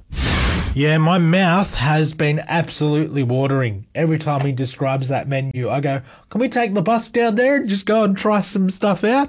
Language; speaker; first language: English; native; English